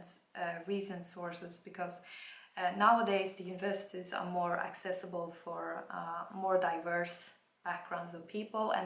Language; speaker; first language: English; non-native, fluent; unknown